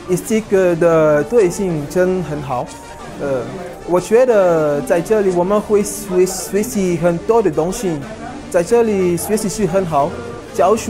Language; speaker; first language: Chinese; non-native, learner; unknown